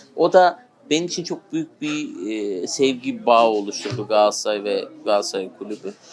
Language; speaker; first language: Turkish; native; Turkish